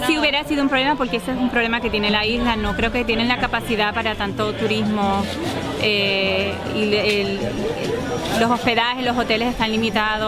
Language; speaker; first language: Spanish; native; Spanish